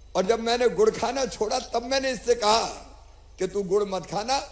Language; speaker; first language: Hindi; native; Hindi